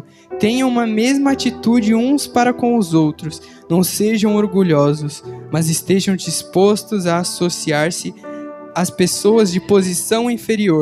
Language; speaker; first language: Portuguese; native; Portuguese